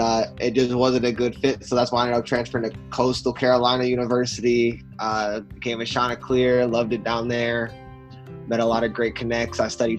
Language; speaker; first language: English; native; English